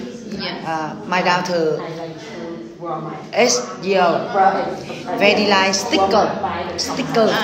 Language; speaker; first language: English; non-native, learner; Vietnamese